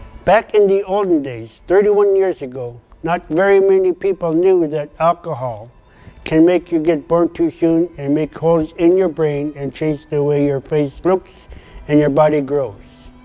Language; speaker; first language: English; non-native, fluent; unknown